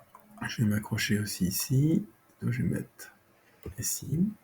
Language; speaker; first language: French; native; French